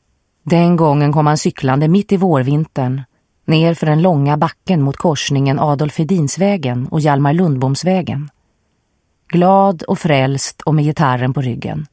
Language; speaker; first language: Swedish; native; Swedish